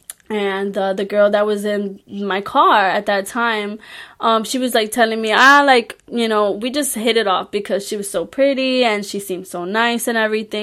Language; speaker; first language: English; early bilingual, other home language; Spanish